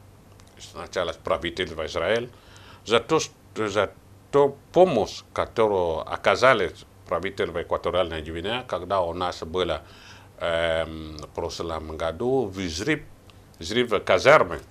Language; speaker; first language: Russian; non-native, learner; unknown